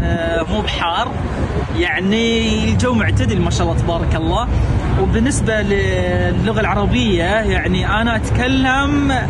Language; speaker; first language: Arabic; non-native, fluent; Filipino